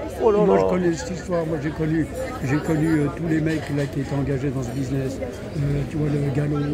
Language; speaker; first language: French; native; French